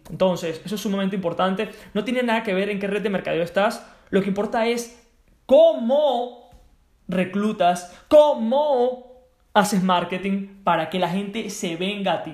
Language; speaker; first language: Spanish; native; Spanish